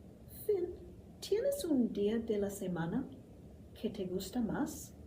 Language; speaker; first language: Spanish; non-native, fluent; English